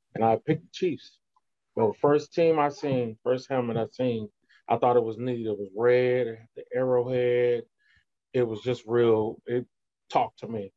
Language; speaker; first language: English; native; English